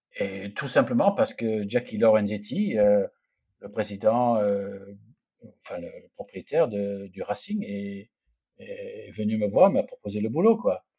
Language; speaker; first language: French; non-native, fluent; English